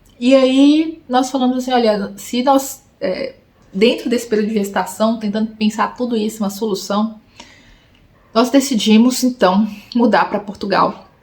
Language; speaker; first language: Portuguese; native; Portuguese